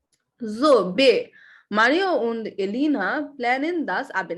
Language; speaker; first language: German; non-native, learner; Bangla